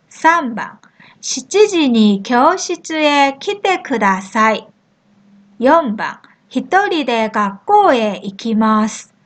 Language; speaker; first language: Japanese; non-native, fluent; Korean